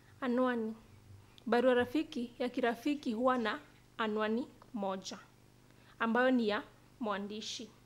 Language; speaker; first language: Swahili; non-native, local second language; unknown